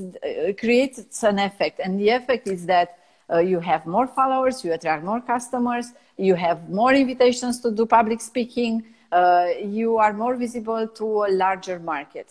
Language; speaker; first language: English; non-native, fluent; Romanian